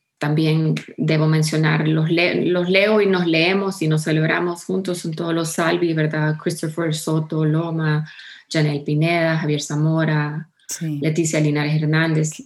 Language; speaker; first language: Spanish; early bilingual, heritage; Spanish